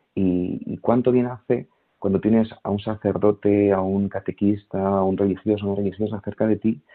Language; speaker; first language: Spanish; native; Spanish